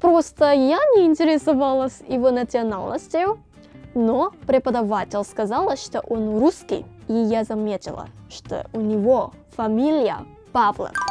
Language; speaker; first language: Russian; non-native, fluent; Korean